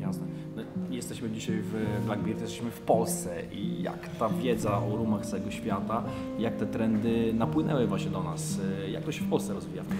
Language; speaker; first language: Polish; native; Polish